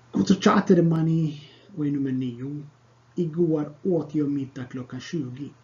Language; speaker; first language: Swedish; non-native, fluent; Tigrinya